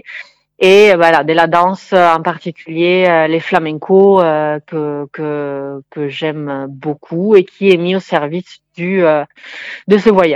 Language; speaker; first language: French; non-native, fluent; Italian